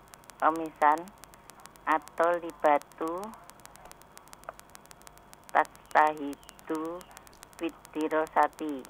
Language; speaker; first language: Arabic; non-native, learner; Indonesian